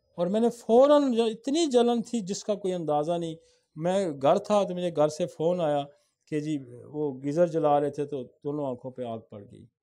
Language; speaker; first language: Urdu; non-native, local second language; Saraiki